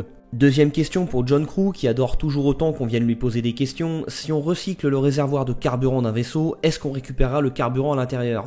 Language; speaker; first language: French; native; French